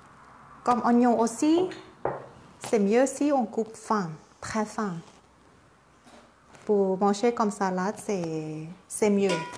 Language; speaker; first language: French; non-native, learner; Thai